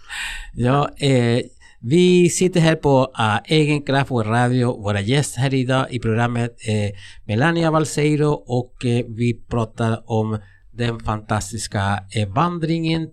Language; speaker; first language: Swedish; non-native, fluent; Spanish